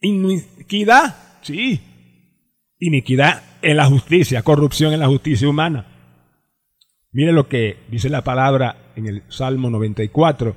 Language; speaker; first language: Spanish; native; Spanish